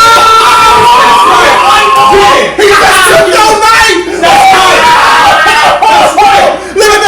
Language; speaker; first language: English; native; English